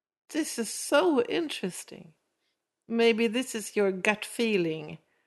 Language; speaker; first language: English; non-native, fluent; Swedish